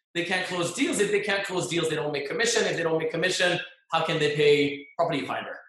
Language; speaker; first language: English; non-native, fluent; French